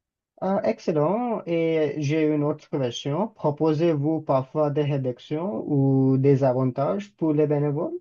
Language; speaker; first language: French; non-native, fluent; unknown